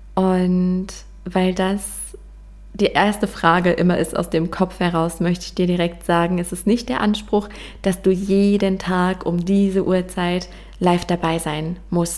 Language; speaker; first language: German; native; German